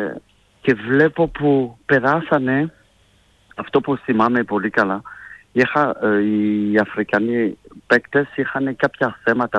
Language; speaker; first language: Greek; non-native, fluent; French